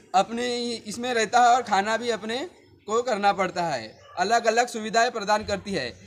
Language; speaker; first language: Hindi; native; Hindi